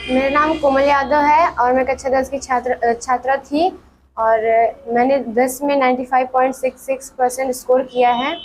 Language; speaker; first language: Hindi; native; Hindi